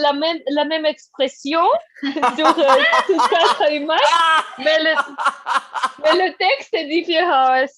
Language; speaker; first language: French; non-native, learner; English